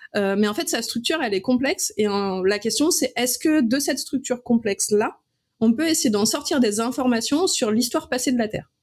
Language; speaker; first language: French; native; French